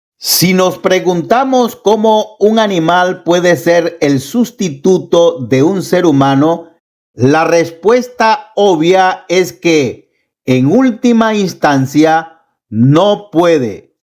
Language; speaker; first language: Spanish; native; Spanish